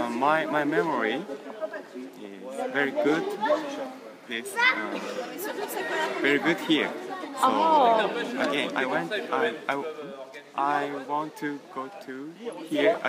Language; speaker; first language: English; non-native, learner; Japanese